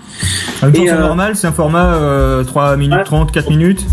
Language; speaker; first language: French; native; French